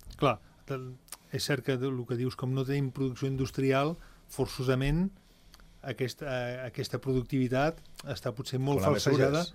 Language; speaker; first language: Catalan; native; Catalan